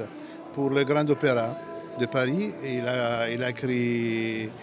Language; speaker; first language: French; non-native, fluent; Italian